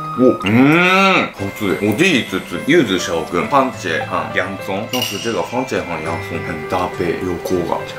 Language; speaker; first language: Chinese; non-native, fluent; Japanese